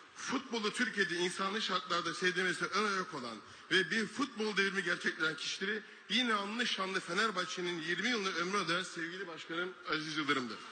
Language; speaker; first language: Turkish; native; Turkish